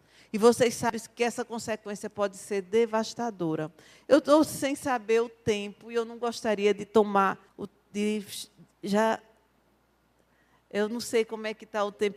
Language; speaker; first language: Portuguese; native; Portuguese